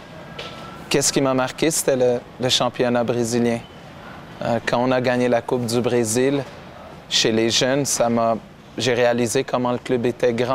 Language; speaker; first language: French; non-native, local second language; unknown